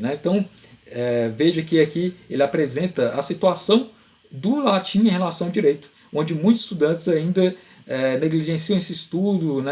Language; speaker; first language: Portuguese; native; Portuguese